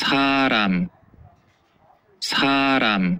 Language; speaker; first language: Korean; non-native, learner; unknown